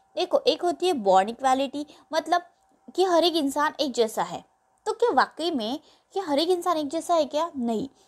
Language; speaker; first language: Hindi; non-native, local second language; Marathi